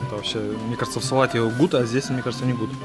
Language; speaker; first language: Russian; native; Russian